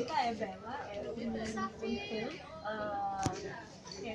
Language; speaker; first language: Italian; non-native, learner; Indonesian